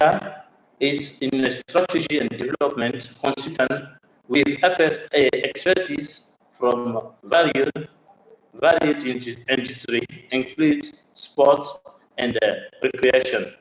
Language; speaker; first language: English; non-native, learner; French